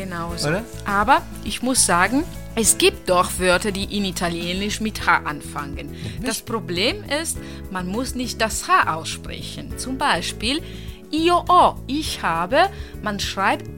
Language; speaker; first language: German; non-native, fluent; Italian